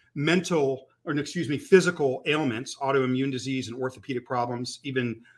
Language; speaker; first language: English; native; English